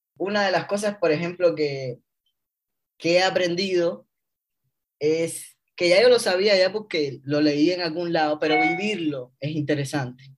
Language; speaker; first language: Spanish; native; Spanish